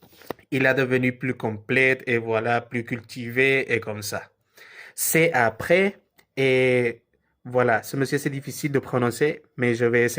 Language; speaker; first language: French; non-native, learner; Spanish